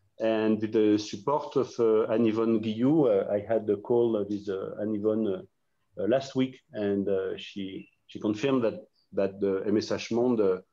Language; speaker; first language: English; non-native, fluent; French